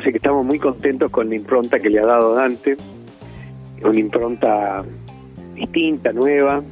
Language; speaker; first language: Spanish; native; Spanish